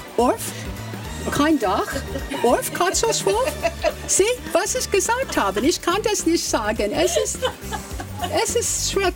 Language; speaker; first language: German; non-native, learner; English